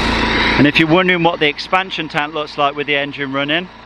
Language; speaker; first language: English; native; English